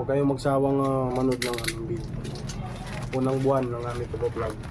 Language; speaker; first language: Filipino; native; Filipino